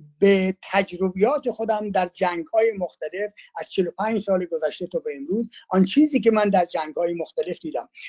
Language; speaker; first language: Persian; native; Persian